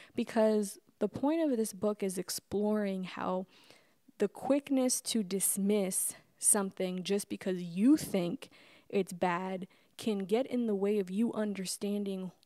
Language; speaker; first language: English; native; English